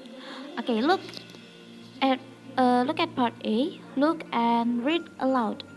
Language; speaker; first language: English; non-native, fluent; Indonesian